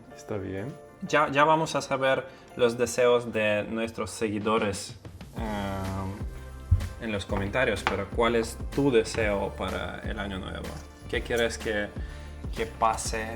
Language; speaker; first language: Spanish; non-native, fluent; Russian